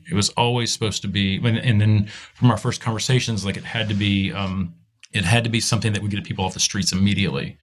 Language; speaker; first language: English; native; English